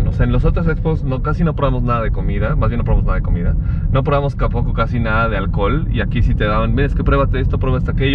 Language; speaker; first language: Spanish; native; Spanish